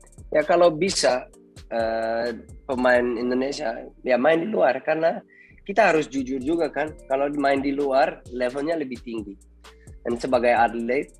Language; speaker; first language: Indonesian; non-native, fluent; Dutch